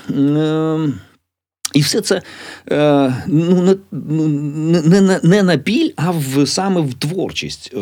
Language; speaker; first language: Ukrainian; native; Ukrainian